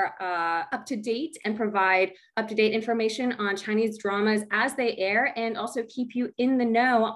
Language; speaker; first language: English; native; English